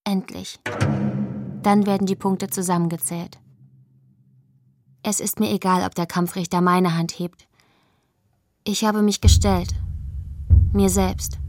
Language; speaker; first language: German; native; German